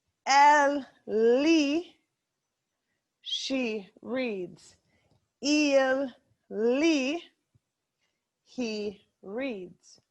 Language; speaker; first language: French; non-native, fluent; English